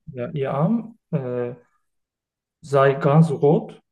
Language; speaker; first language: German; non-native, learner; Turkish